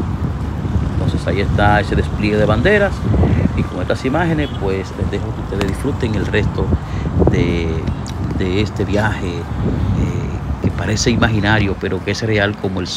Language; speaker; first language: Spanish; native; Spanish